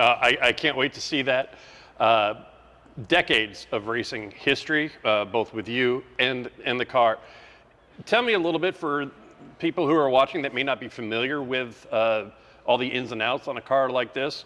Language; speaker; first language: English; native; English